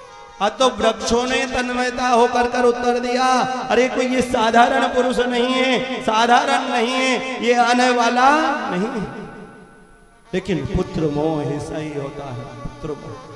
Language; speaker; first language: Hindi; native; Hindi